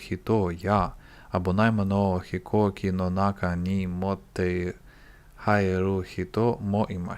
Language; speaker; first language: Japanese; non-native, learner; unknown